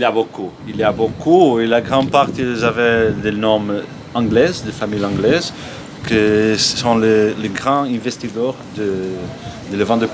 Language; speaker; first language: French; non-native, learner; Portuguese